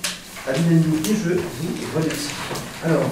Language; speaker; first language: French; native; French